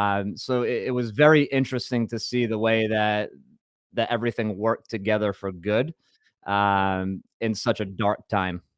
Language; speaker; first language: English; native; English